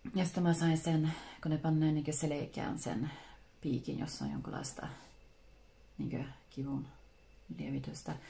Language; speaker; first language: Finnish; early bilingual, heritage; Finnish